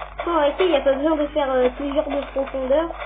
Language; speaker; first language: French; native; French